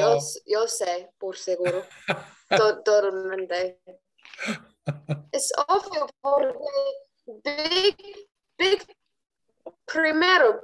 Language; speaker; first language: Spanish; non-native, learner; English